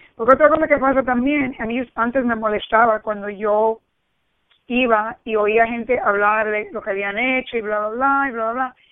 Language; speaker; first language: Spanish; early bilingual, heritage; Spanish